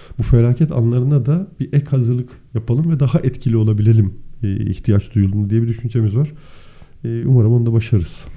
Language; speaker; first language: Turkish; native; Turkish